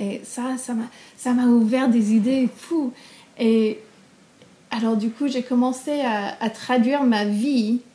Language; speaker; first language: French; non-native, fluent; English